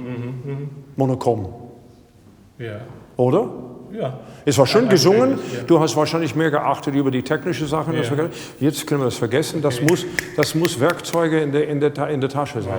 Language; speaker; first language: German; non-native, fluent; English